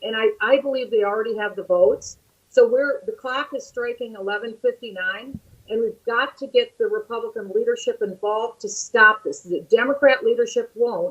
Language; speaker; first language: English; native; English